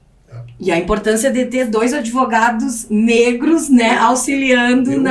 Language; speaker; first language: Portuguese; native; Portuguese